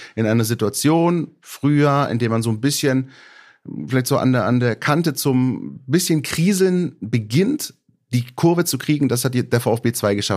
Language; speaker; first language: German; native; German